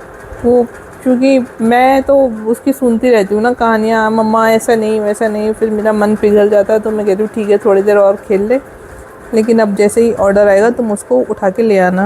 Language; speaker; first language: Hindi; native; Hindi